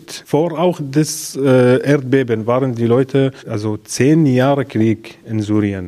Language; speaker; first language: German; non-native, learner; Arabic